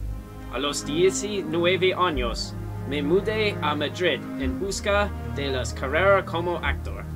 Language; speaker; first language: Spanish; non-native, learner; English